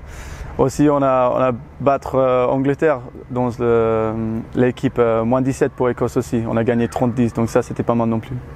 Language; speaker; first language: French; non-native, learner; English